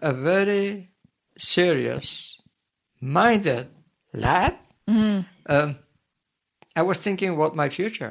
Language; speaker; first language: English; native; English